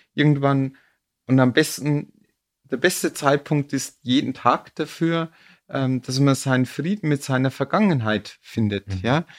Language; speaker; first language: German; native; German